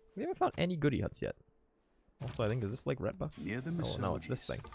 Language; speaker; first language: English; native; English